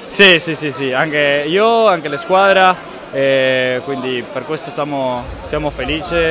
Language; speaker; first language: Italian; non-native, learner; Spanish